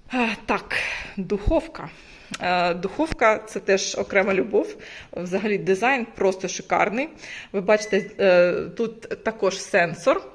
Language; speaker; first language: Ukrainian; non-native, local second language; Russian